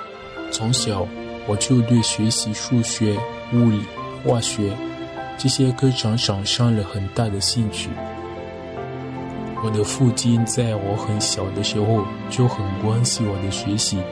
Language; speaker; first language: Chinese; non-native, fluent; French